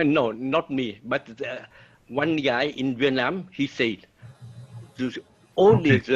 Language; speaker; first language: English; non-native, learner; Vietnamese